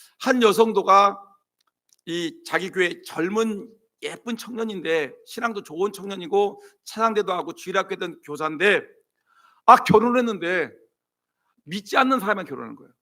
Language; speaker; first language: Korean; native; Korean